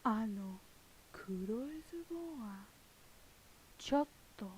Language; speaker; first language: Japanese; non-native, learner; English